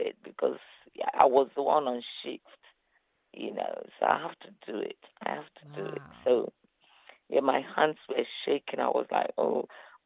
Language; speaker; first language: English; non-native, local second language; Igbo